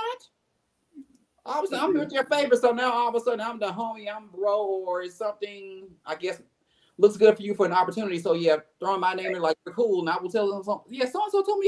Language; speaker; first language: English; native; English